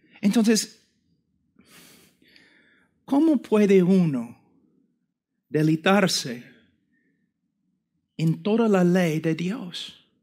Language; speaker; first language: Spanish; non-native, fluent; English